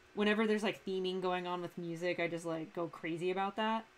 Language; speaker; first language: English; native; English